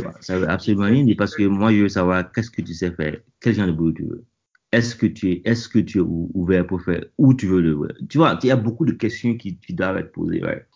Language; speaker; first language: French; non-native, local second language; Mossi